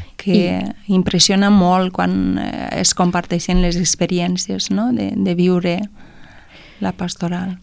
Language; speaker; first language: Catalan; non-native, fluent; Romanian